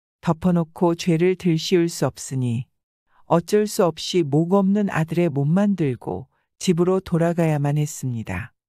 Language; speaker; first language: Korean; native; Korean